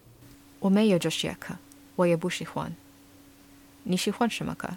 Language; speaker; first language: Chinese; non-native, learner; English